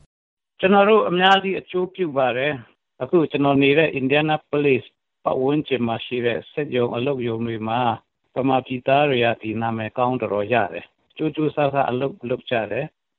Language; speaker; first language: Burmese; non-native, local second language; Hakha Chin